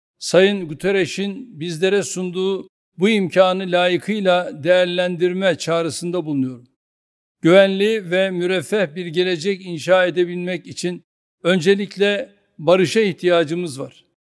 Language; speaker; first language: Turkish; native; Turkish